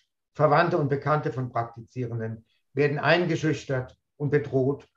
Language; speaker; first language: German; native; German